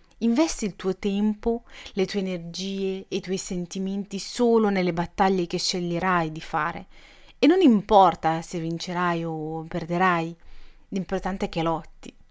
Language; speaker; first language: Italian; native; Italian